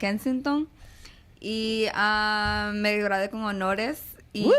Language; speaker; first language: Spanish; early bilingual, heritage; Spanish